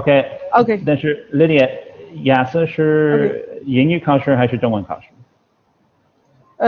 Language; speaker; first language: Chinese; non-native, fluent; English